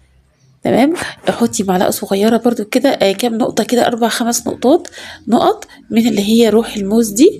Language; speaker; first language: Arabic; native; Arabic